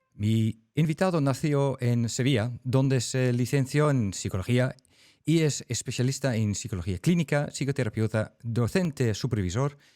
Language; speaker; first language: Spanish; non-native, fluent; Dutch